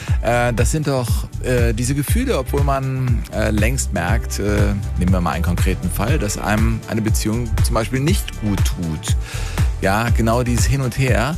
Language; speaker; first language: German; native; German